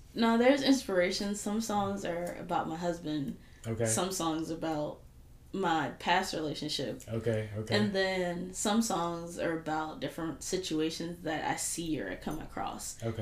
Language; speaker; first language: English; native; English